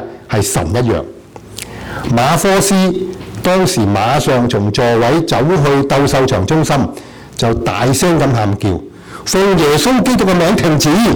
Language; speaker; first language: Chinese; non-native, local second language; Cantonese